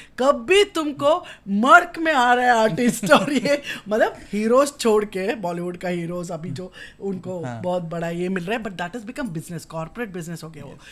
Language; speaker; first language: Hindi; non-native, local second language; Kannada